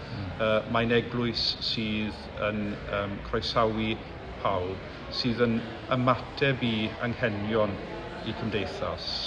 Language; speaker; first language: Welsh; native; Welsh